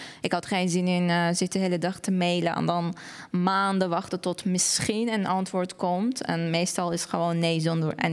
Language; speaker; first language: Dutch; non-native, fluent; Persian